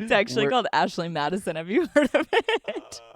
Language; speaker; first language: English; native; English